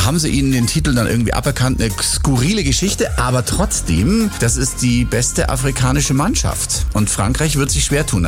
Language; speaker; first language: German; native; German